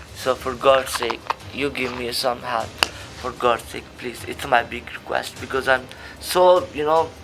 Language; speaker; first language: English; non-native, local second language; Hindi